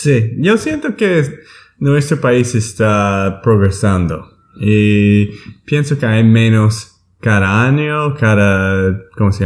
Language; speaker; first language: Spanish; non-native, learner; English